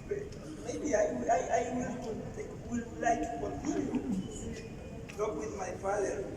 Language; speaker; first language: English; non-native, learner; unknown